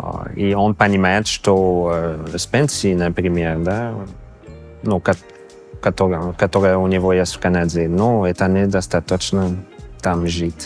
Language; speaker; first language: Russian; non-native, fluent; English